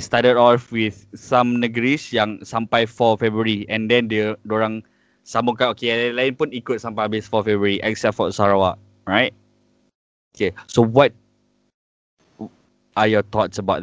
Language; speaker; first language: English; non-native, local second language; Malay